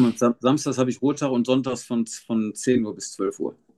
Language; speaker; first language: German; native; German